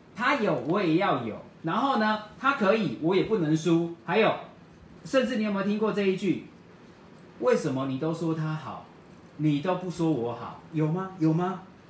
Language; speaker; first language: Chinese; native; Chinese